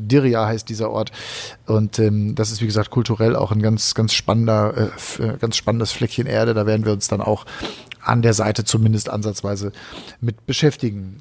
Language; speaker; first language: German; native; German